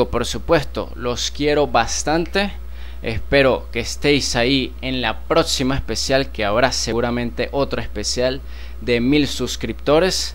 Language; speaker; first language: Spanish; native; Spanish